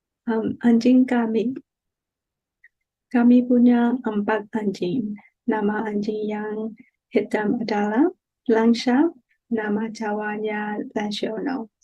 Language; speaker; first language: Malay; non-native, learner; Burmese